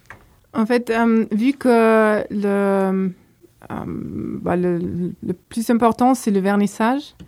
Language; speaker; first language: French; non-native, fluent; German